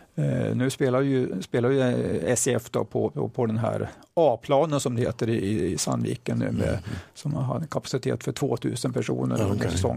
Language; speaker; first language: Swedish; native; Swedish